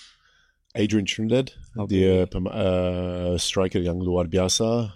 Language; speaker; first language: Indonesian; non-native, fluent; English